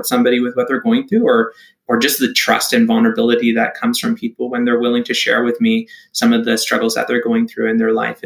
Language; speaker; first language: English; native; English